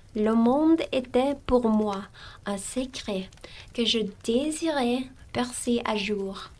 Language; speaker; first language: French; non-native, learner; English